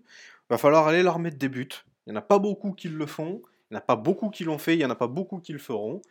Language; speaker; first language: French; native; French